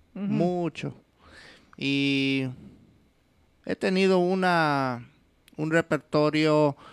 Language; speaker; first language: Spanish; early bilingual, heritage; English